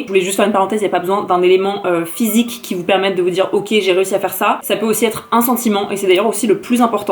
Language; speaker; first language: French; native; French